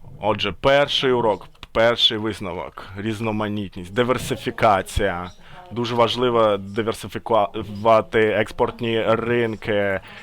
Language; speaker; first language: Ukrainian; non-native, fluent; Latvian